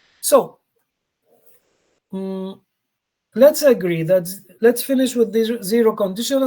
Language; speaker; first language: English; non-native, fluent; Polish